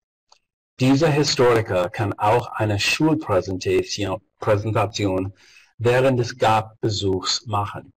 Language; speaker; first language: German; non-native, fluent; English